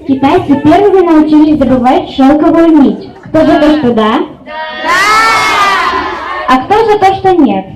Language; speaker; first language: Russian; native; Russian